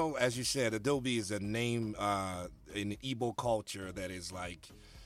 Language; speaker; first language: English; non-native, local second language; Igbo